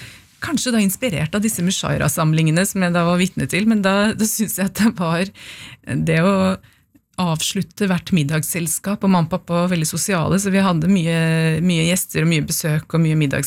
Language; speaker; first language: Norwegian; early bilingual, other home language; Urdu